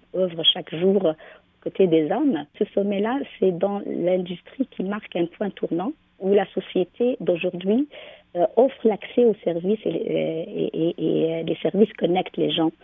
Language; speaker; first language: French; non-native, local second language; Arabic